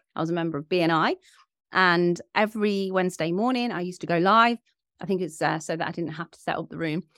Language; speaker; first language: English; native; English